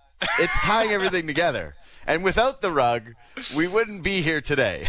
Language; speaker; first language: English; native; English